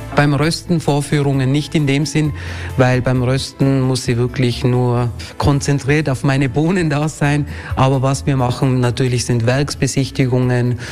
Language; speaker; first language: German; native; German